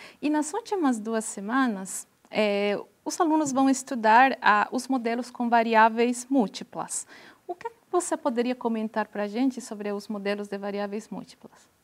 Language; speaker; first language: Portuguese; non-native, fluent; Spanish